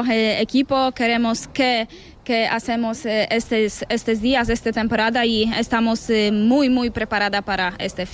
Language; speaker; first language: Spanish; non-native, learner; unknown